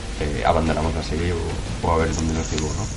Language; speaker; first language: Spanish; native; Spanish